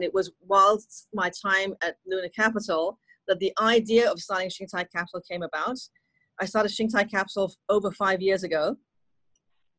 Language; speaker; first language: English; non-native, local second language; Cantonese